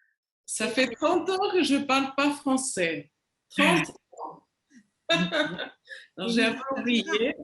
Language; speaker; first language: French; non-native, learner; Spanish